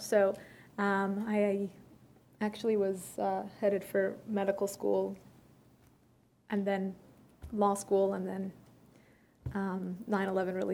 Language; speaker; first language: English; early bilingual, other home language; Persian